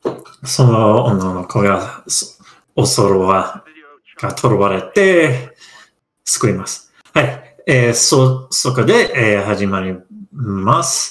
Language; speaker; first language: Japanese; non-native, learner; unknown